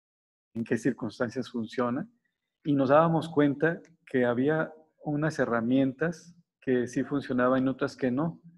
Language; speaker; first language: Spanish; native; Spanish